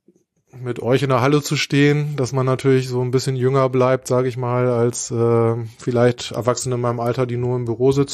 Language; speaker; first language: German; native; German